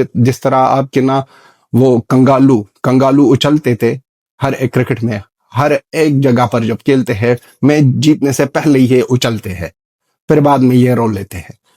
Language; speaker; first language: Urdu; non-native, fluent; Pashto